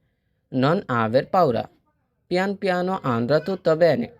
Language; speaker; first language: Italian; non-native, fluent; Bangla